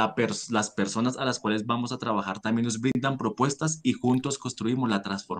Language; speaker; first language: Spanish; native; Spanish